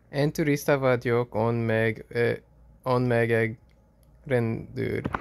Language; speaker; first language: Hungarian; non-native, learner; English